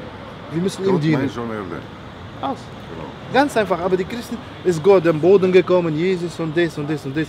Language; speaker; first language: German; non-native, learner; Arabic